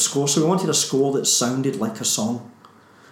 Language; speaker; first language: English; native; English